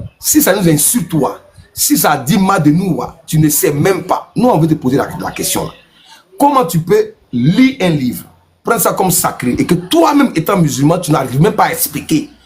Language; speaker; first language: French; non-native, local second language; Mossi